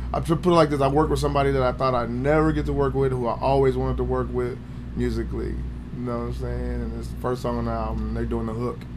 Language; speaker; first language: English; native; English